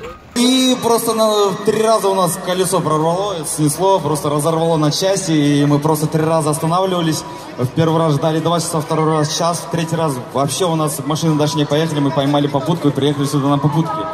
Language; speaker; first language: Russian; non-native, local second language; Kazakh